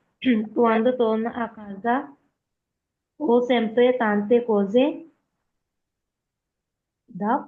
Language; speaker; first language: Italian; non-native, learner; Punjabi